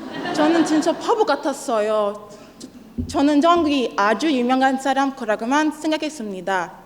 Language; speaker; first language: Korean; non-native, learner; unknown